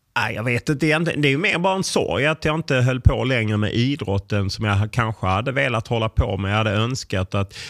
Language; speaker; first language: Swedish; native; Swedish